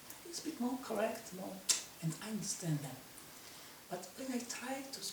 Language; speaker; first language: English; non-native, learner; Russian